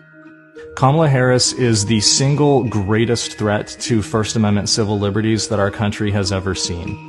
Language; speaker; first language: English; native; English